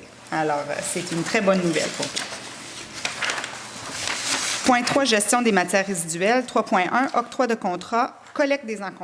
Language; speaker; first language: French; native; French